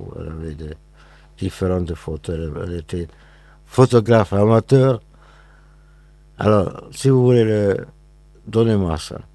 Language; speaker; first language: French; non-native, fluent; Hungarian